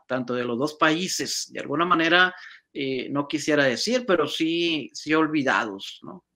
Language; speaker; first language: Spanish; native; Spanish